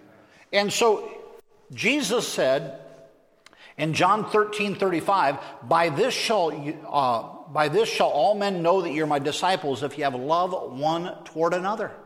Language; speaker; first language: English; native; English